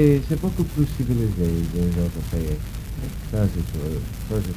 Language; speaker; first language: French; non-native, learner; English